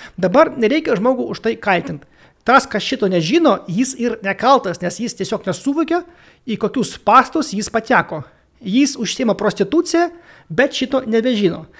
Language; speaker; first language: Lithuanian; non-native, local second language; Russian